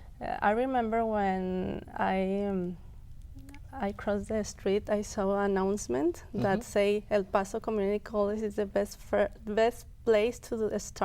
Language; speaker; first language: English; non-native, local second language; Spanish